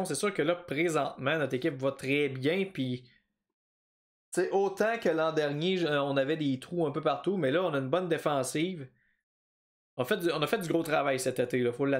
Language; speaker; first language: French; native; French